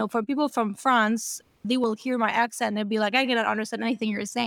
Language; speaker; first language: English; non-native, fluent; French